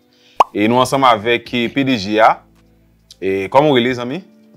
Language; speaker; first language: French; non-native, local second language; Haitian Creole